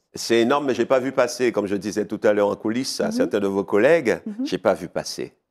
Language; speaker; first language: French; native; French